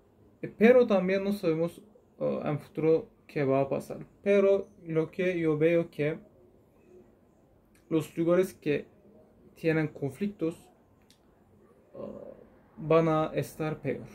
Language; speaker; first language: Spanish; non-native, learner; Turkish